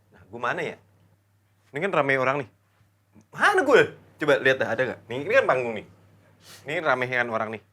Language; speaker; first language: Indonesian; native; Indonesian